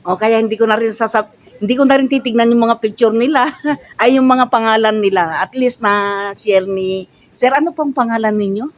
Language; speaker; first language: Filipino; non-native, local second language; Cebuano